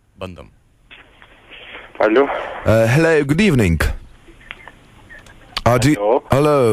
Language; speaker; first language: English; non-native, learner; Lithuanian